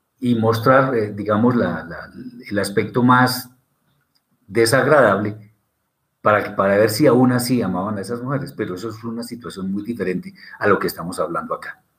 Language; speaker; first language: Spanish; native; Spanish